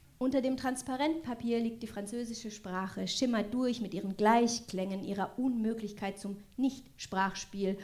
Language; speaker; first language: German; non-native, local second language; French